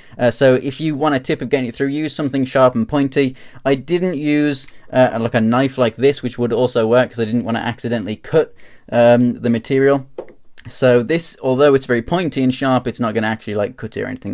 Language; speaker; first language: English; native; English